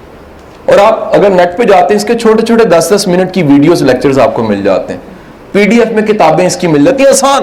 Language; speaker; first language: Urdu; native; Urdu